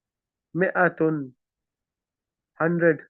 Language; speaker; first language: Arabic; non-native, fluent; Urdu